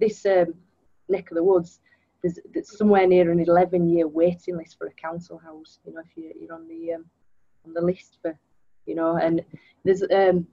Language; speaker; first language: English; native; English